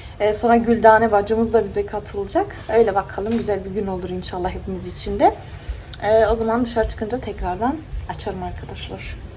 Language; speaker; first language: Turkish; early bilingual, heritage; Turkish